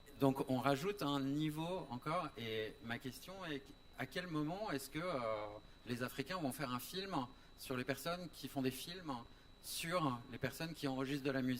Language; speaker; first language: French; native; French